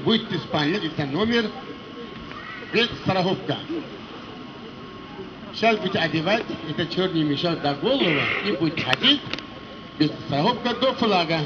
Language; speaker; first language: Russian; non-native, learner; Uzbek